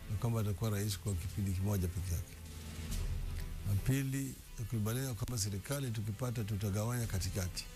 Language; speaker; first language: Swahili; non-native, local second language; Luo (Kenya and Tanzania)